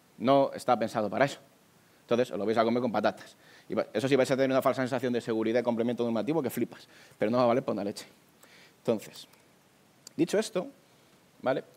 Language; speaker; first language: Spanish; native; Spanish